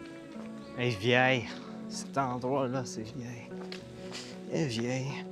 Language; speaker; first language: French; non-native, learner; English